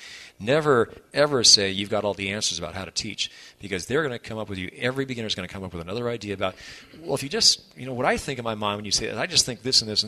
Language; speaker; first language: English; native; English